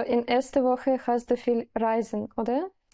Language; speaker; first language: German; non-native, learner; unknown